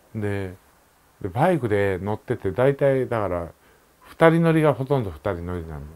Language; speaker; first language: Japanese; native; Japanese